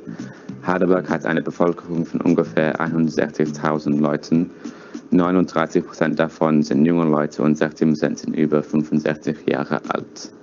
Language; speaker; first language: German; non-native, learner; English